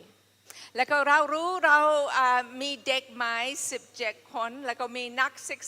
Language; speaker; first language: Thai; non-native, fluent; English